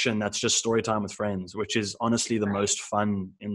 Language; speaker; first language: English; native; English